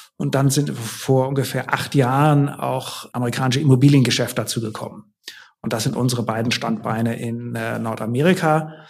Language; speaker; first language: German; native; German